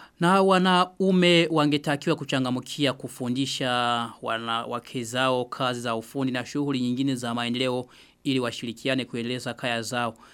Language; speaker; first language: Swahili; non-native, local second language; Rundi